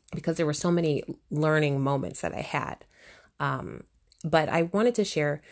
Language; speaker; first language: English; native; English